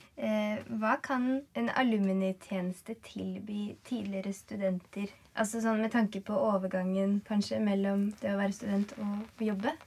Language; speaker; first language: Norwegian; native; Norwegian